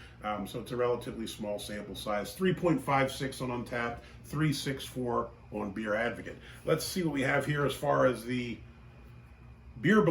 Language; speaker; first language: English; native; English